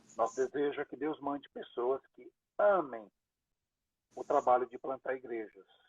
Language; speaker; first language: Portuguese; native; Portuguese